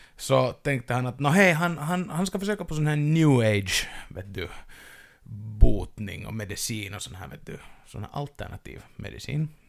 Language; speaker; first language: Swedish; native; Swedish